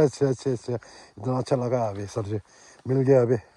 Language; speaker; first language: Hindi; non-native, local second language; Tibetan